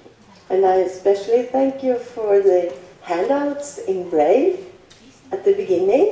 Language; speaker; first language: English; non-native, fluent; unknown